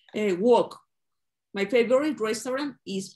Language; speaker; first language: English; non-native, learner; Spanish